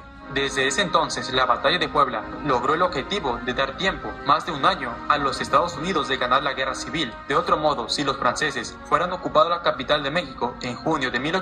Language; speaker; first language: Spanish; native; Spanish